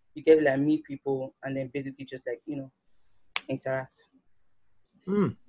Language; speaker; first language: English; non-native, local second language; Yoruba